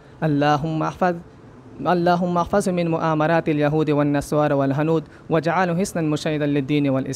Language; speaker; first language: Arabic; non-native, learner; Urdu